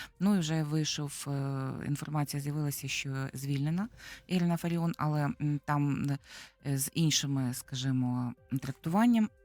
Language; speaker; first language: Ukrainian; native; Ukrainian